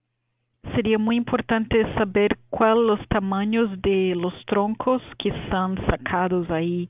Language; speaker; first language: Spanish; non-native, fluent; Portuguese